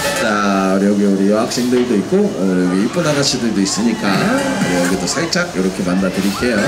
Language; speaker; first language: Korean; native; Korean